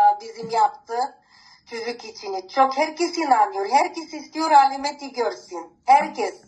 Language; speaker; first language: Turkish; non-native, learner; Greek